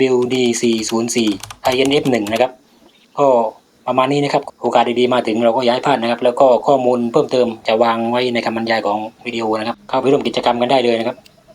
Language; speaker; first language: Thai; native; Thai